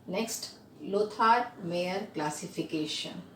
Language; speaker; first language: English; non-native, local second language; Hindi